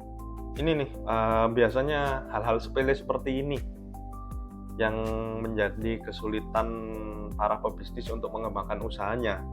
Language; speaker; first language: Indonesian; native; Indonesian